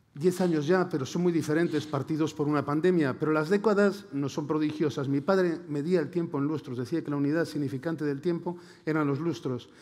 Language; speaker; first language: Spanish; native; Spanish